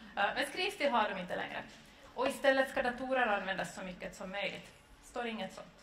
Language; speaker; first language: Swedish; native; Swedish